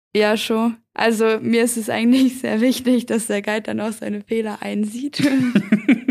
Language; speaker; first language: German; native; German